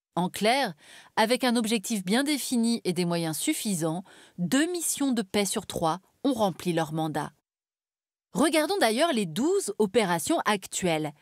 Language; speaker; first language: French; native; French